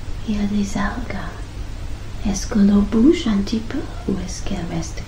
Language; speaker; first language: French; non-native, fluent; English